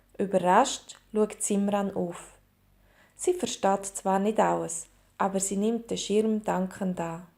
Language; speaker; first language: German; native; German